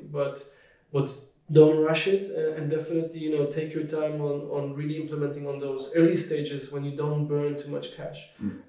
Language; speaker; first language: English; non-native, fluent; Polish